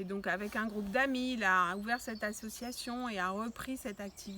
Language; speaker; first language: French; native; French